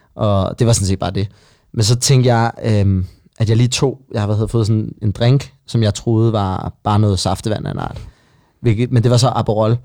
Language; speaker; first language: Danish; native; Danish